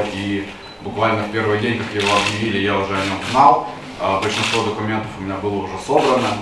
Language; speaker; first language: Russian; native; Russian